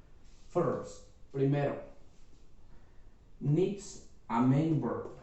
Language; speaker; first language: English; non-native, fluent; Spanish